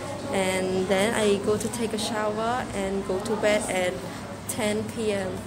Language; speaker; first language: English; non-native, learner; Khmer